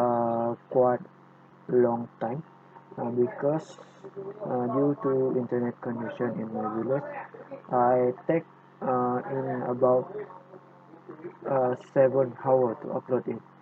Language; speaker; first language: English; non-native, local second language; Malay